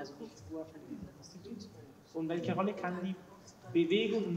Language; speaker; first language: German; non-native, learner; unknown